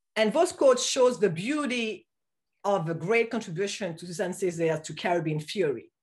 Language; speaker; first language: English; non-native, fluent; French